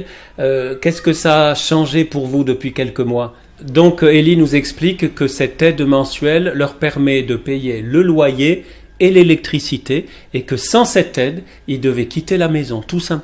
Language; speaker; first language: French; native; French